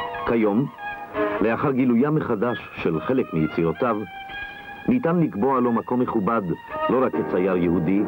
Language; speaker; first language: Hebrew; native; Hebrew